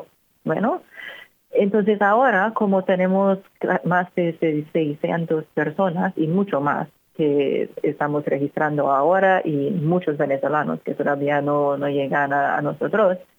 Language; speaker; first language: Spanish; non-native, fluent; English